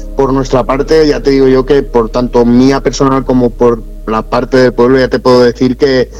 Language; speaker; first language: Spanish; native; Spanish